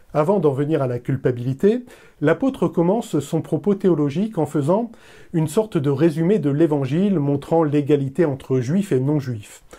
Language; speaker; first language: French; native; French